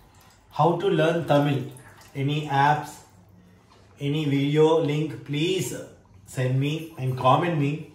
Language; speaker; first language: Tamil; non-native, learner; Telugu